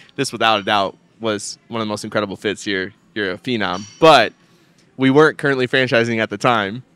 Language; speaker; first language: English; native; English